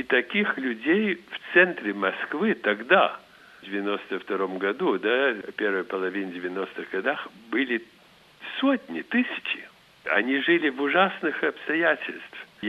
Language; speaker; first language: Russian; early bilingual, heritage; Russian